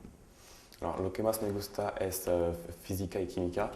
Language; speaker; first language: Spanish; non-native, learner; French